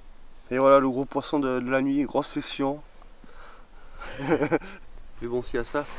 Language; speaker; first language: French; native; French